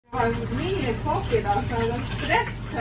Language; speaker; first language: Norwegian; non-native, learner; Thai